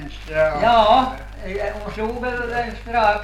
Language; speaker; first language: Swedish; native; Swedish